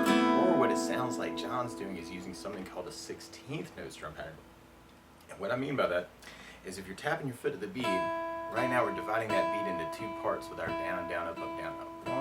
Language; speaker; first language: English; native; English